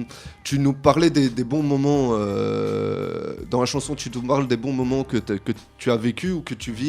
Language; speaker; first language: French; native; French